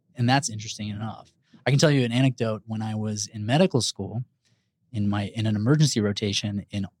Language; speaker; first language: English; early bilingual, other home language; Spanish